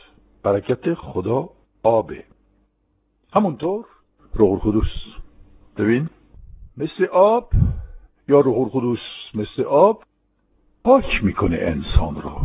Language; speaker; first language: Persian; non-native, fluent; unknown